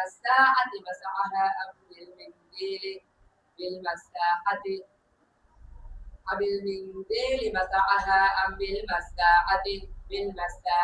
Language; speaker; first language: Arabic; non-native, learner; Bangla